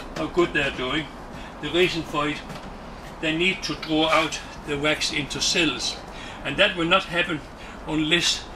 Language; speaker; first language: English; non-native, fluent; Danish